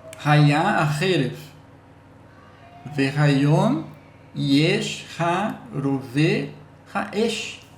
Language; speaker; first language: Hebrew; non-native, learner; Portuguese